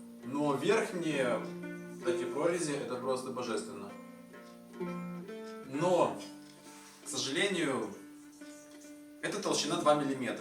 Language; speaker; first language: Russian; native; Russian